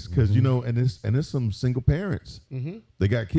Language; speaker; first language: English; native; English